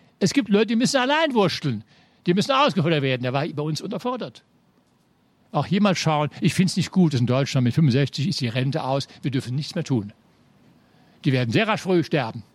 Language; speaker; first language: German; native; German